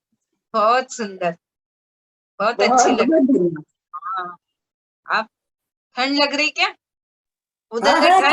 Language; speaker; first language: Hindi; native; Hindi